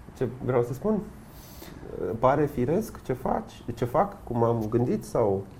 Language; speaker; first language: Romanian; native; Romanian